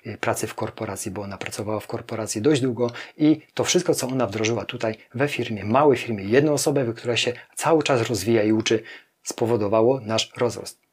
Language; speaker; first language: Polish; native; Polish